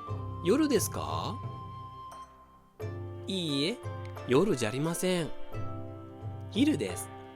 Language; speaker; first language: Japanese; non-native, fluent; Portuguese